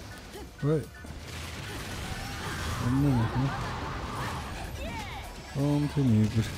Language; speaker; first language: German; native; German